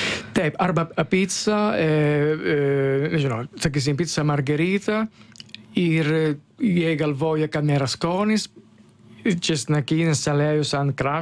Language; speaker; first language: Lithuanian; non-native, fluent; Italian